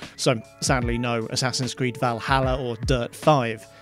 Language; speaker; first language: English; native; English